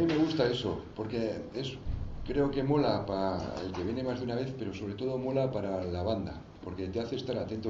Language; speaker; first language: Spanish; native; Spanish